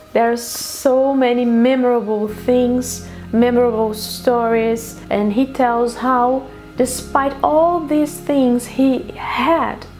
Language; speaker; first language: English; non-native, fluent; Portuguese